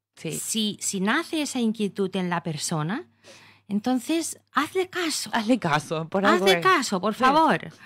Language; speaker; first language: Spanish; native; Spanish